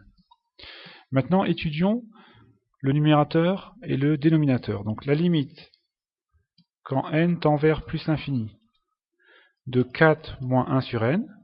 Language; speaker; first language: French; native; French